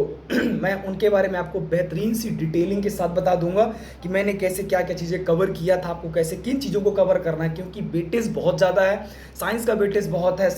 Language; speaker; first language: Hindi; native; Hindi